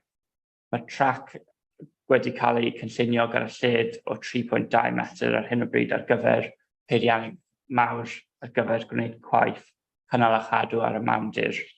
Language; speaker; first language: Welsh; non-native, local second language; English